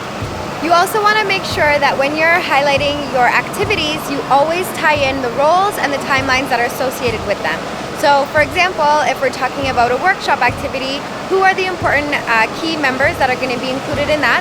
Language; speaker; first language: English; native; English